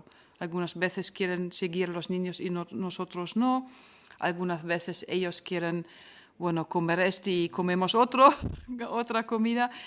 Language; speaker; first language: Spanish; non-native, fluent; German